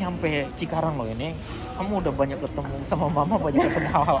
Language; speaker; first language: Indonesian; native; Indonesian